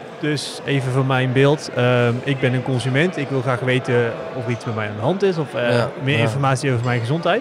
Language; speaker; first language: Dutch; native; Dutch